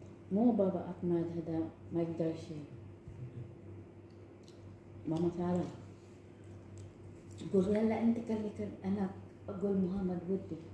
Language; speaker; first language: Arabic; non-native, learner; Filipino